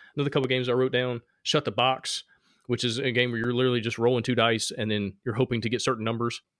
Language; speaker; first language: English; native; English